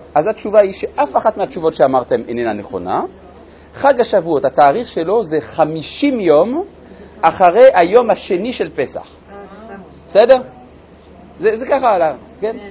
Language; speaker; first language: Hebrew; non-native, fluent; French